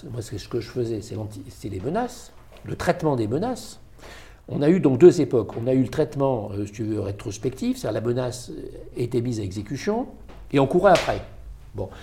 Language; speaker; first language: French; native; French